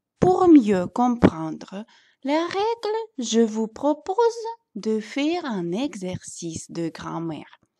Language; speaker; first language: French; non-native, fluent; Russian